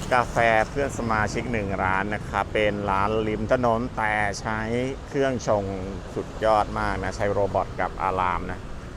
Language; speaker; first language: Thai; native; Thai